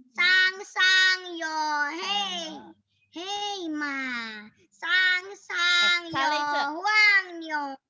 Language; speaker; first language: Chinese; non-native, learner; Indonesian